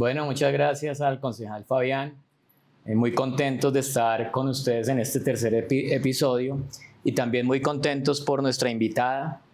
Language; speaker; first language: Spanish; native; Spanish